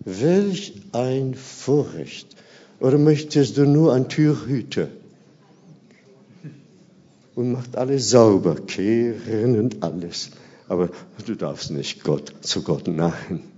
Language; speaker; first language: German; non-native, fluent; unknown